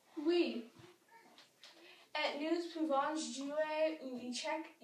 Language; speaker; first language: French; non-native, learner; English